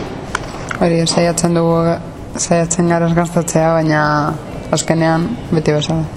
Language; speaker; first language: Basque; non-native, learner; Spanish